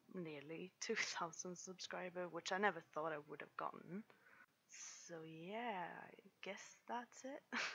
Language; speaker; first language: English; non-native, fluent; Swedish